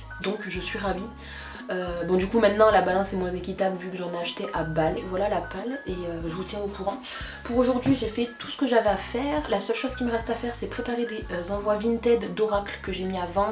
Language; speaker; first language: French; native; French